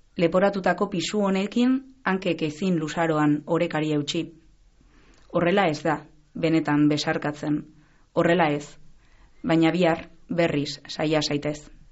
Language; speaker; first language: Basque; non-native, local second language; Spanish